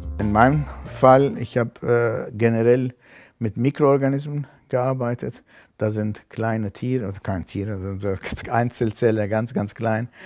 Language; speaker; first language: German; non-native, fluent; Armenian